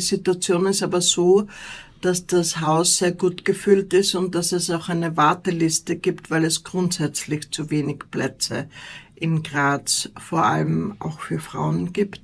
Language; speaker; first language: German; native; German